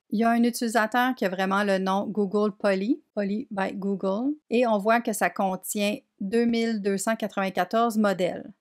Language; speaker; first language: French; native; French